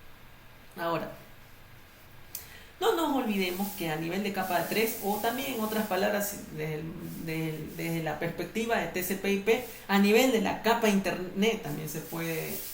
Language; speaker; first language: Spanish; native; Spanish